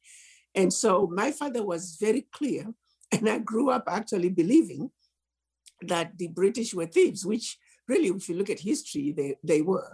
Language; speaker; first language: English; non-native, local second language; Shona